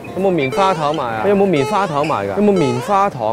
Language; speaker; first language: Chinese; non-native, local second language; Cantonese